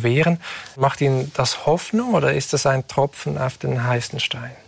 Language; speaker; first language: German; native; German